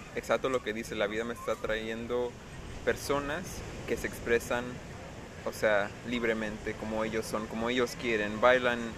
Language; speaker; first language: Spanish; early bilingual, heritage; Spanish